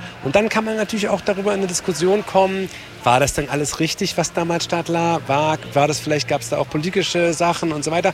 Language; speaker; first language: German; native; German